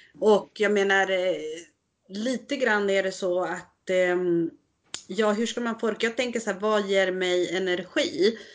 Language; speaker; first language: Swedish; early bilingual, other home language; Spanish